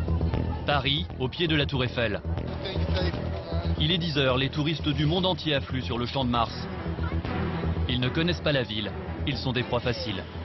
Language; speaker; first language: French; native; French